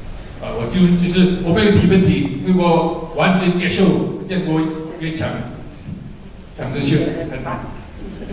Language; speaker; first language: Chinese; early bilingual, heritage; Chinese